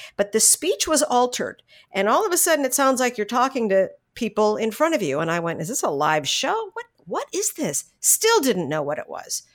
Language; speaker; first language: English; native; English